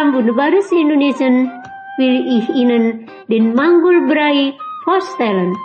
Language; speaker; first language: German; non-native, learner; Indonesian